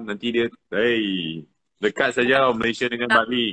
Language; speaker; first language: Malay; non-native, local second language; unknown